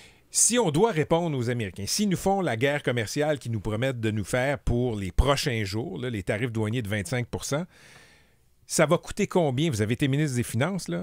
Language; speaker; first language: French; native; French